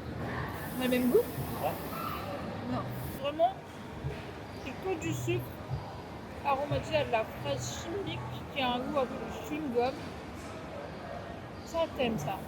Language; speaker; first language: French; native; French